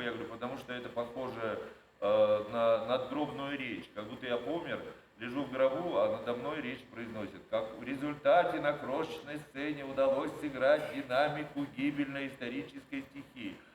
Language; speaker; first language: Russian; native; Russian